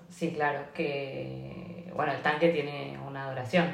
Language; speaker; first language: Spanish; native; Spanish